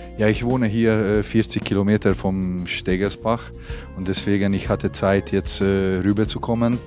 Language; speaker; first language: German; non-native, fluent; Hungarian